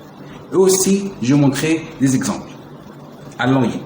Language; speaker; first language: French; non-native, fluent; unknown